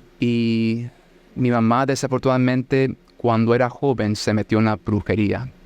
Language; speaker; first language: Spanish; early bilingual, heritage; Spanish